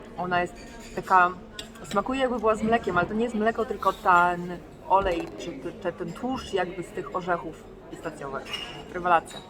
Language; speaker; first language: Polish; native; Polish